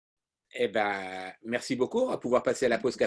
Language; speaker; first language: French; native; French